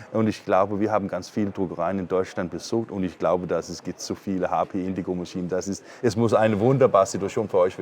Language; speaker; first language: German; non-native, learner; Danish